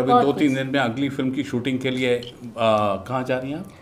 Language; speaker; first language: Hindi; native; Hindi